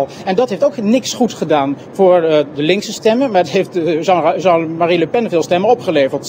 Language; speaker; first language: Dutch; native; Dutch